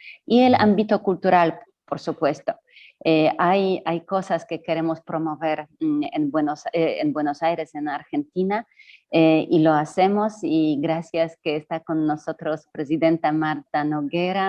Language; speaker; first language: Spanish; non-native, fluent; Polish